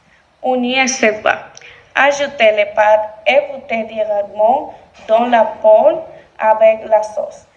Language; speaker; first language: French; non-native, learner; Spanish